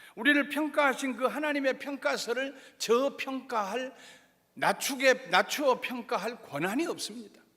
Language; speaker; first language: Korean; native; Korean